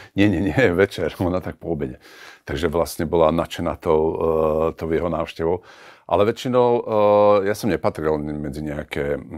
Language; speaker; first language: Slovak; native; Slovak